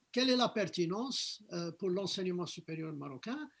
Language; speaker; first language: French; non-native, local second language; Arabic